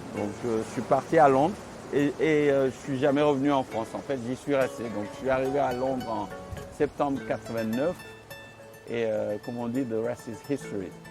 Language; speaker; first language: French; non-native, local second language; Wolof